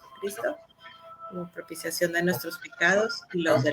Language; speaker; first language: Spanish; native; Spanish